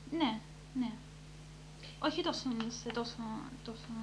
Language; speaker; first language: Greek; early bilingual, heritage; Greek